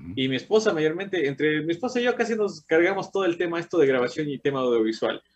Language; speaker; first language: Spanish; native; Spanish